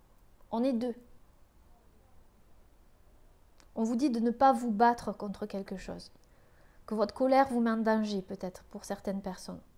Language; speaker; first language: French; native; French